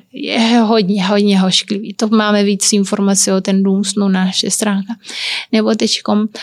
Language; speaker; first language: Czech; non-native, learner; Kabuverdianu